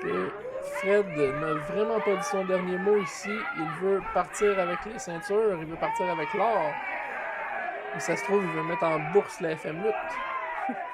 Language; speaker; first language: French; native; French